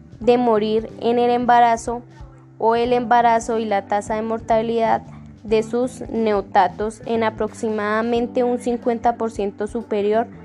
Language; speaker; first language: Spanish; native; Spanish